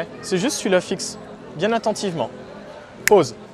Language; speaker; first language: French; native; French